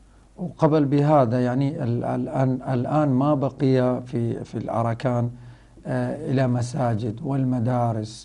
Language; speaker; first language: Arabic; non-native, fluent; Rohingya